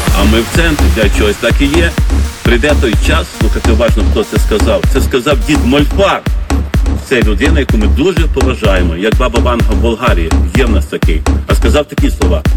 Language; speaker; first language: Ukrainian; native; Ukrainian